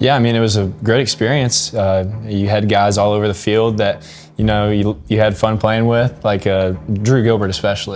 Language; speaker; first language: English; native; English